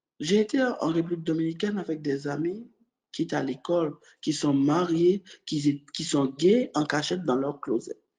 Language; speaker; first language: French; non-native, local second language; Haitian Creole